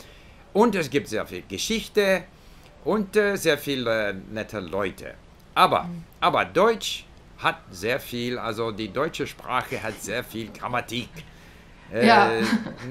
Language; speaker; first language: German; non-native, learner; English